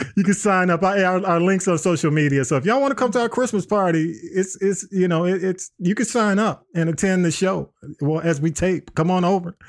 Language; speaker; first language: English; native; English